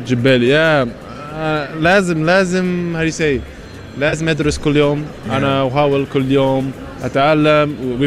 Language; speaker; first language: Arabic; non-native, learner; Japanese